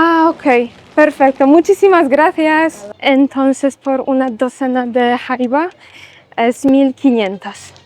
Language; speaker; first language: Spanish; non-native, learner; Polish